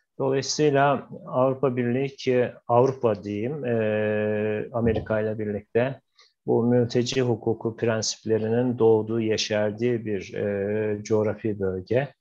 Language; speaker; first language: Turkish; native; Turkish